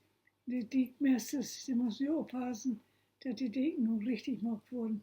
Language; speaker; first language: German; non-native, local second language; Low German